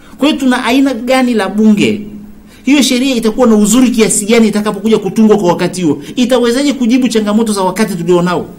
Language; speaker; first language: Swahili; native; Swahili